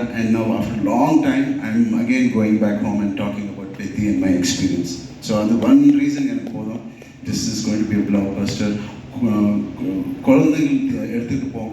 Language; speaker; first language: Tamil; non-native, learner; Telugu